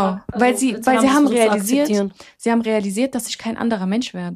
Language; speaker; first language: German; early bilingual, other home language; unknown